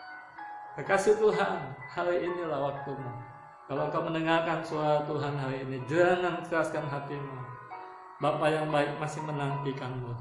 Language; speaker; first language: Indonesian; native; Indonesian